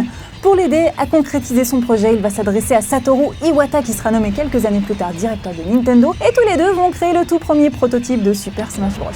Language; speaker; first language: French; native; French